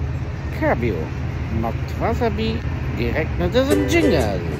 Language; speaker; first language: German; non-native, local second language; Luxembourgish